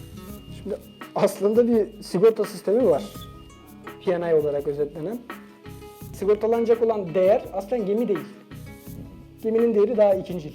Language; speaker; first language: Turkish; native; Turkish